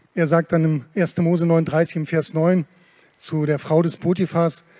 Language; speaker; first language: German; early bilingual, other home language; Russian